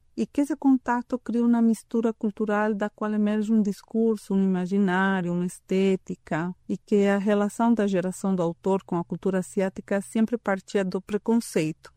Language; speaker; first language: Portuguese; non-native, fluent; Spanish